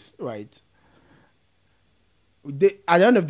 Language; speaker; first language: English; non-native, local second language; Akan